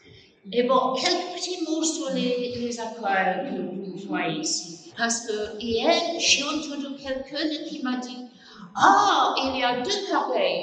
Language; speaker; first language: French; non-native, fluent; English